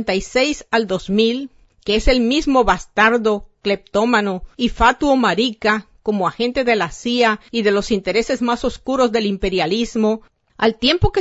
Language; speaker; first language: Spanish; native; Spanish